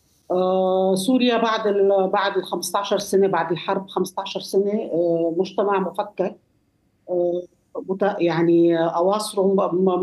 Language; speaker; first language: Arabic; native; Arabic